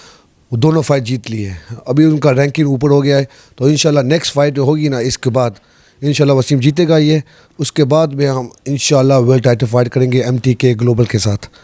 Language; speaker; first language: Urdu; early bilingual, heritage; Urdu